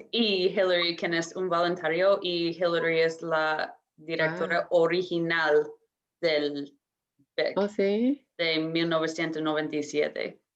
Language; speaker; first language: Spanish; non-native, fluent; English